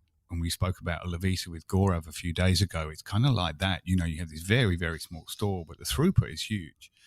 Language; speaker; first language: English; native; English